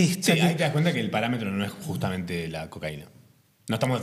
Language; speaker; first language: Spanish; native; Spanish